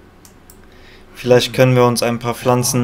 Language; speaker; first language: German; native; German